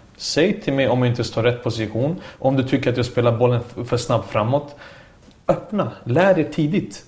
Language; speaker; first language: Swedish; early bilingual, other home language; Serbian